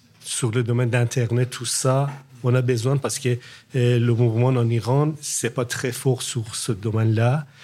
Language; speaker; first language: French; non-native, learner; Persian